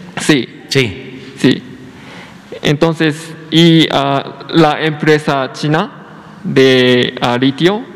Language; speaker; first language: Spanish; non-native, fluent; Japanese